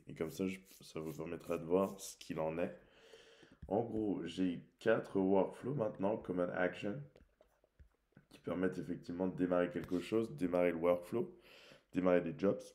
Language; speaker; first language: French; native; French